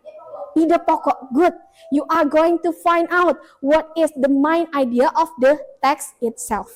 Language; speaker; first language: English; non-native, fluent; Indonesian